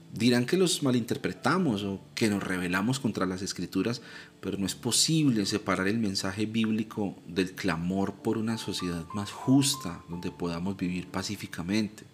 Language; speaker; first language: Spanish; native; Spanish